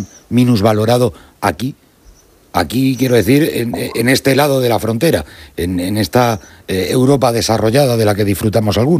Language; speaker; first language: Spanish; native; Spanish